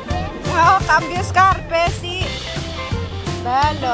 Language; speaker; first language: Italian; non-native, learner; Filipino